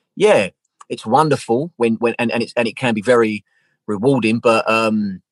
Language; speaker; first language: English; native; English